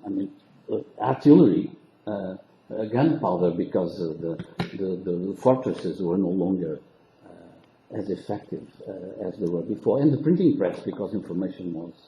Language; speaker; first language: English; non-native, local second language; Portuguese